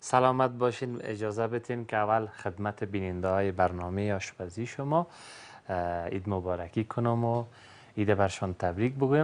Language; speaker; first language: Persian; native; Persian